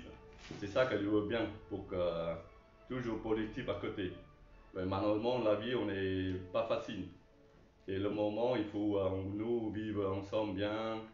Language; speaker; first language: French; non-native, learner; Chinese